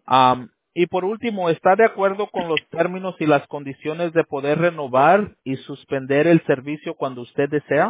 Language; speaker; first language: Spanish; native; Spanish